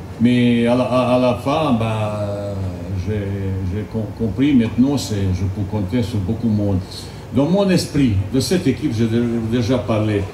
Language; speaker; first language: French; non-native, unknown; Bosnian